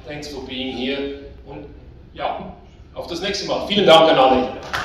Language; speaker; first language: German; native; German